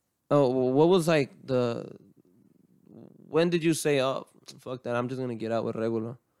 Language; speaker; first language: English; early bilingual, other home language; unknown